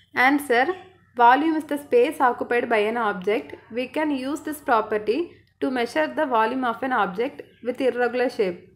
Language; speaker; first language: English; non-native, local second language; Tamil